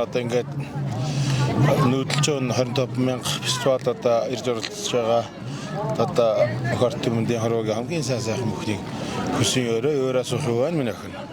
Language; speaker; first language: Mongolian; non-native, local second language; Kazakh